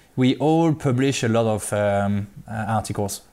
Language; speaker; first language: English; non-native, fluent; French